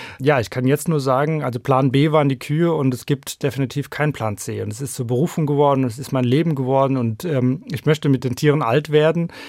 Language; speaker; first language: German; early bilingual, other home language; Norwegian